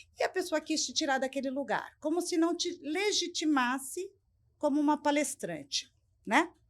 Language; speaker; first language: Portuguese; native; Portuguese